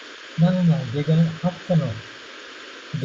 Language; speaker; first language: German; non-native, fluent; Bangla